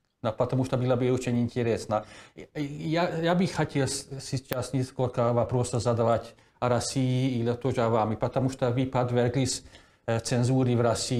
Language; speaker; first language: Russian; non-native, fluent; Hungarian